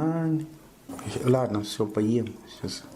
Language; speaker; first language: Russian; non-native, fluent; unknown